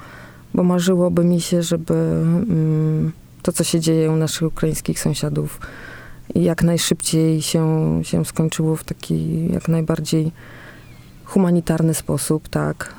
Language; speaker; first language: Polish; native; Polish